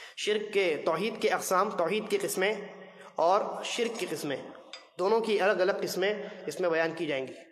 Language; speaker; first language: Urdu; native; Urdu